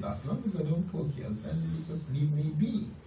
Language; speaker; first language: English; non-native, local second language; Yoruba